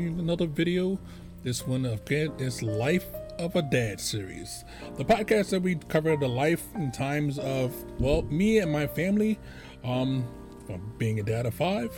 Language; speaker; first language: English; native; English